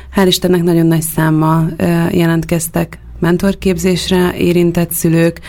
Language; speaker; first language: Hungarian; native; Hungarian